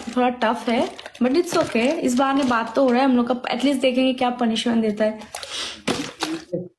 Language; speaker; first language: Hindi; non-native, local second language; Bangla